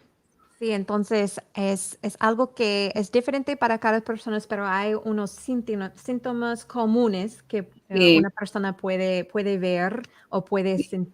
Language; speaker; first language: Spanish; early bilingual, heritage; English